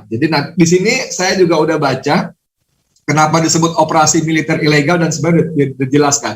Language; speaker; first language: Indonesian; native; Indonesian